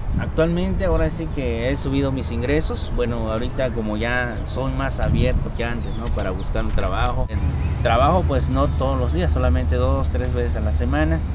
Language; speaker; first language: Spanish; non-native, local second language; Tzotzil